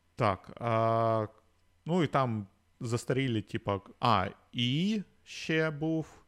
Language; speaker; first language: Ukrainian; native; Ukrainian